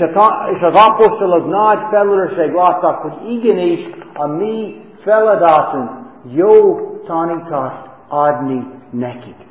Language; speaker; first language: Hungarian; non-native, fluent; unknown